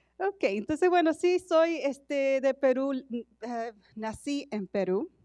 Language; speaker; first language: Spanish; native; Spanish